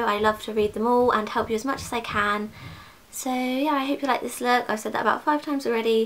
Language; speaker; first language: English; native; English